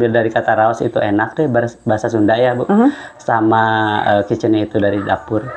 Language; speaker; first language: Indonesian; native; Indonesian